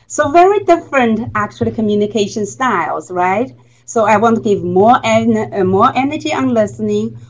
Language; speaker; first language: English; non-native, fluent; Chinese